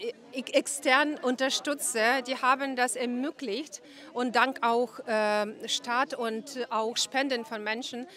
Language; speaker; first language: German; non-native, fluent; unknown